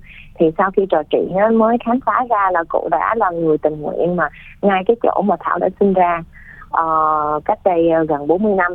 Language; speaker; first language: Vietnamese; early bilingual, heritage; Vietnamese